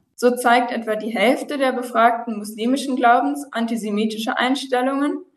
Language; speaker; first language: German; native; German